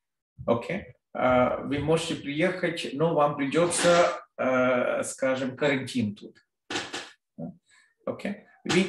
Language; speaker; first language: Russian; non-native, fluent; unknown